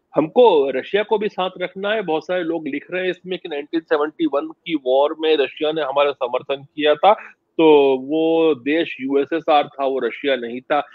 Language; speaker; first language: Hindi; native; Hindi